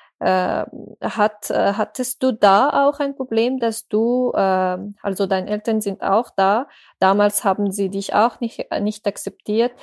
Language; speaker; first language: German; non-native, fluent; Persian